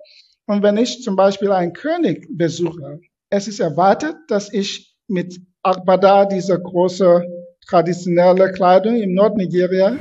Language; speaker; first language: German; non-native, fluent; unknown